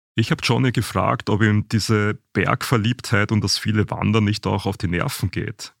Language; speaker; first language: German; native; German